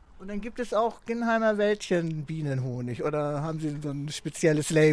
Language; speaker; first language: German; native; German